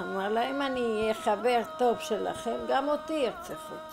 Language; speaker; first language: Hebrew; non-native, fluent; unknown